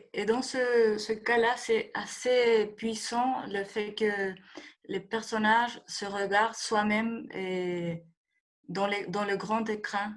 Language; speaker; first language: French; non-native, fluent; Spanish